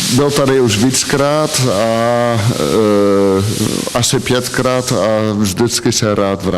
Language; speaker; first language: Czech; non-native, learner; Dutch